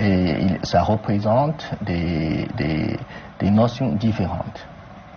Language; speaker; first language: French; non-native, fluent; Chinese